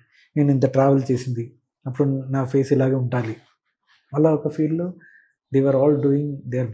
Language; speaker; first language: Telugu; non-native, learner; Malayalam